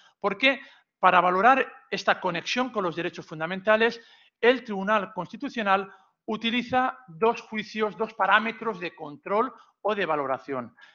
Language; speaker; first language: Spanish; non-native, local second language; Catalan